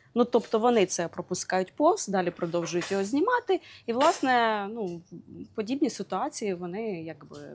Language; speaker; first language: Ukrainian; native; Ukrainian